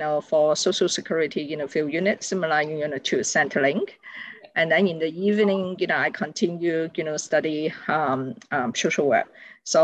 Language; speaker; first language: English; non-native, local second language; Cantonese